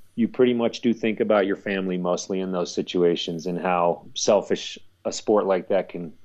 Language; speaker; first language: English; native; English